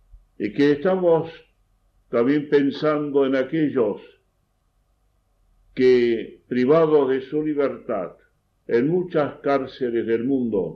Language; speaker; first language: Spanish; native; Spanish